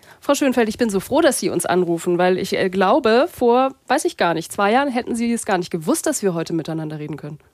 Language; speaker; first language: German; native; German